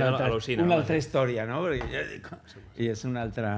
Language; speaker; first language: Catalan; non-native, local second language; Spanish